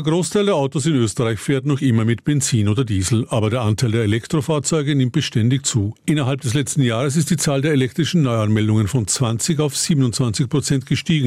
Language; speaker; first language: German; native; German